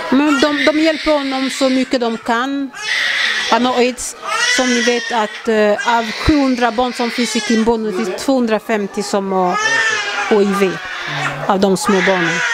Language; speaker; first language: Swedish; early bilingual, other home language; Lingala